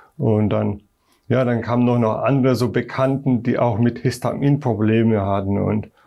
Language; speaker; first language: German; non-native, fluent; Polish